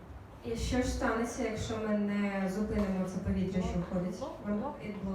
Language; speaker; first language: Ukrainian; native; Ukrainian